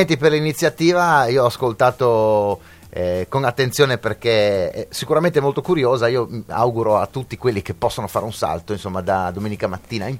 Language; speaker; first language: Italian; native; Italian